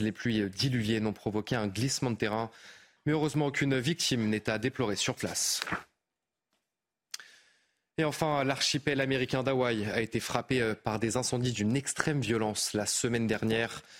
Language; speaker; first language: French; native; French